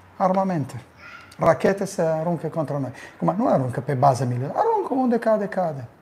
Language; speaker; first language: Romanian; early bilingual, heritage; Romanian